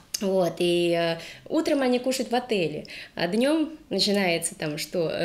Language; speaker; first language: Russian; early bilingual, heritage; Russian